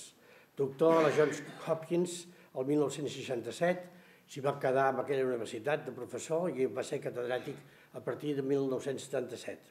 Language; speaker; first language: Catalan; native; Catalan